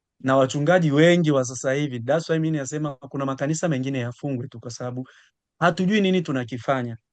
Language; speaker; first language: Swahili; native; Swahili